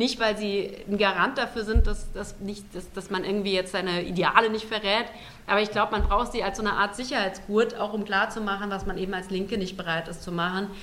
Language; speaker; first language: German; native; German